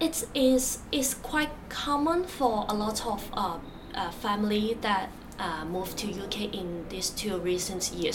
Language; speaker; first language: English; non-native, local second language; Cantonese